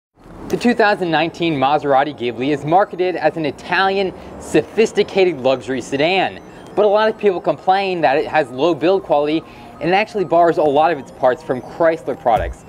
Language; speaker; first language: English; native; English